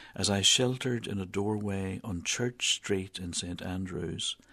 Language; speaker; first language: English; native; English